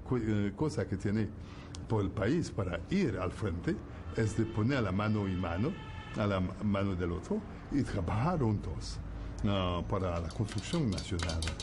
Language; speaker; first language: Spanish; non-native, fluent; Haitian Creole